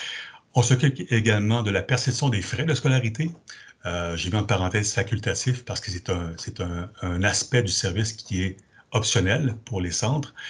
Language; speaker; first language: French; native; French